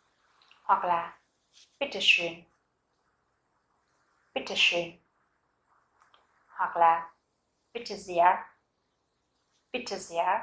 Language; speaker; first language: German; non-native, fluent; Vietnamese